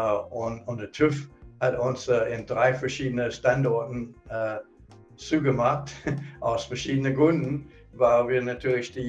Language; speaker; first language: German; non-native, fluent; English